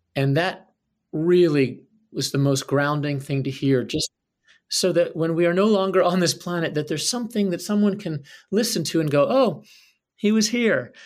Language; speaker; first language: English; native; English